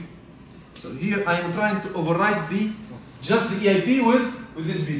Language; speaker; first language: English; non-native, fluent; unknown